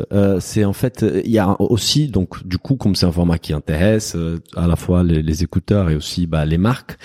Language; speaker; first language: French; non-native, fluent; Portuguese